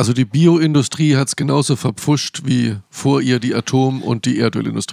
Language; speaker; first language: German; native; German